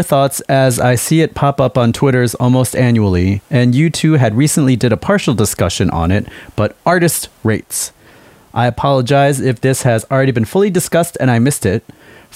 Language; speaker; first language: English; native; English